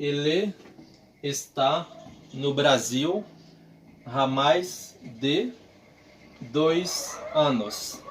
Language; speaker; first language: Portuguese; non-native, learner; Haitian Creole